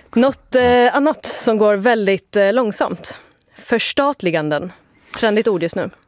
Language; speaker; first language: Swedish; native; Swedish